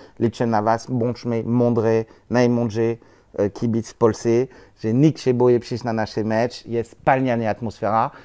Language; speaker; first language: Polish; non-native, learner; French